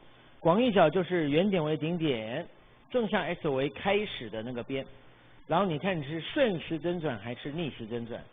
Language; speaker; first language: Chinese; native; Chinese